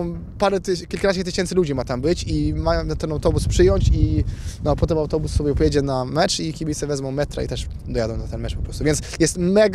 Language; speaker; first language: Polish; native; Polish